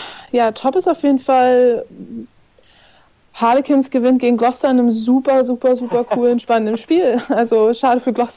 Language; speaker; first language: German; native; German